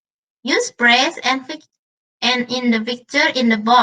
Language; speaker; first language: English; non-native, learner; Indonesian